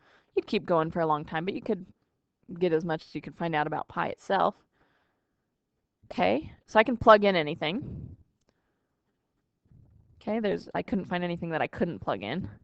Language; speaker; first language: English; native; English